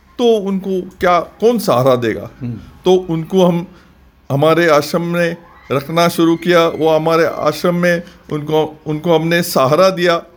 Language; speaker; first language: Hindi; non-native, local second language; Marathi